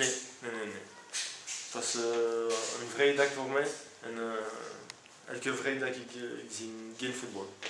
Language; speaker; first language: Dutch; non-native, local second language; French